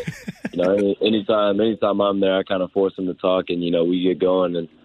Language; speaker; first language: English; native; English